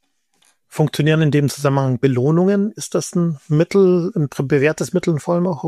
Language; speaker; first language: German; native; German